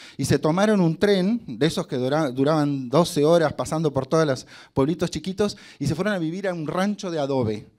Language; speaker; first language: Spanish; native; Spanish